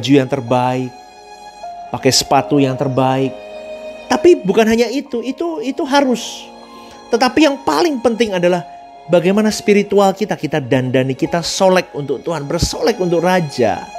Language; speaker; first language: Indonesian; native; Indonesian